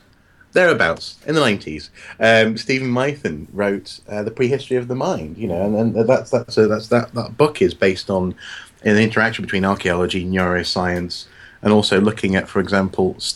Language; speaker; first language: English; native; English